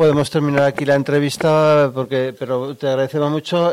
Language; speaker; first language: Spanish; native; Spanish